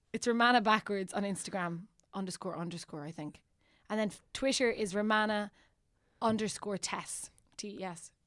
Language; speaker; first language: English; non-native, fluent; Italian